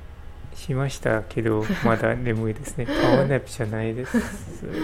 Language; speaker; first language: Japanese; non-native, learner; English